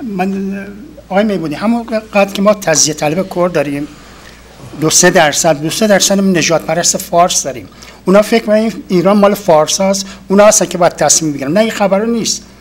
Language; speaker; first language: Persian; non-native, local second language; Kurdish